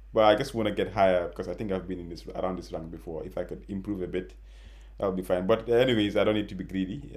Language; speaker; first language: English; non-native, local second language; Wolof